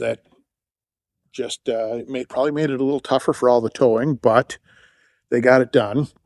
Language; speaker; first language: English; native; English